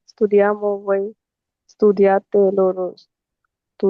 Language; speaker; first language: Italian; non-native, learner; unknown